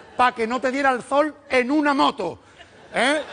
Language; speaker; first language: Spanish; native; Spanish